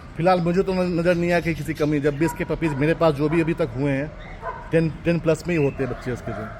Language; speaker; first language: Hindi; native; Hindi